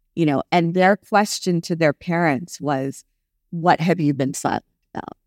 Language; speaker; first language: English; native; English